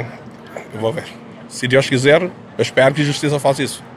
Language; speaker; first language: Portuguese; non-native, local second language; Kabuverdianu